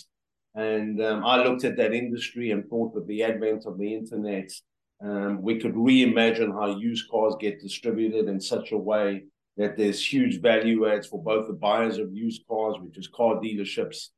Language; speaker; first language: English; native; English